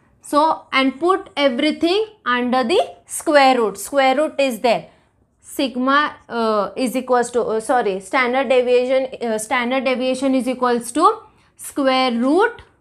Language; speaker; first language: English; non-native, local second language; Marathi